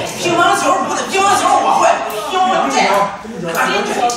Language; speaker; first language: Chinese; native; Chinese